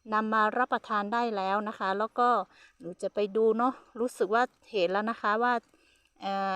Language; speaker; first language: Thai; non-native, local second language; Hmong